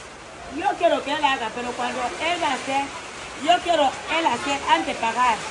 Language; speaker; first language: Spanish; non-native, local second language; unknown